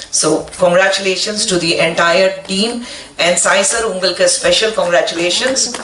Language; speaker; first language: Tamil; non-native, fluent; Hindi